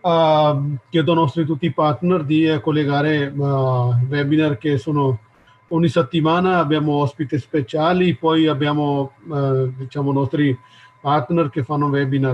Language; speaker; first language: Italian; non-native, learner; Hindi